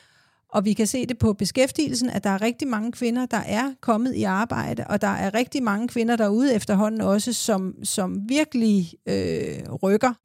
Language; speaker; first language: Danish; native; Danish